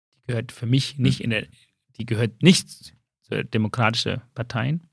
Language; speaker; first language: German; early bilingual, other home language; Sinhala